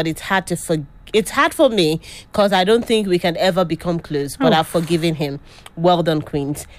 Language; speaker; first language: English; non-native, local second language; Yoruba